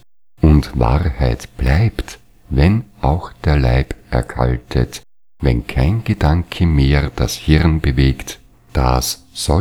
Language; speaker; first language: German; native; German